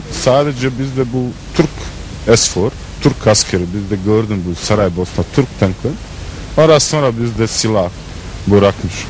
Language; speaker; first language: Turkish; non-native, learner; Bosnian